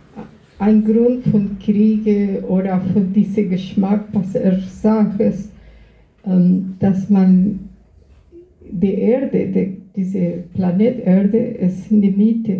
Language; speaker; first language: German; non-native, fluent; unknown